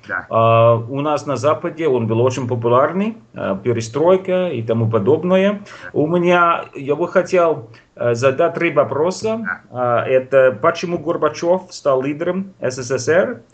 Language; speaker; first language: Russian; non-native, learner; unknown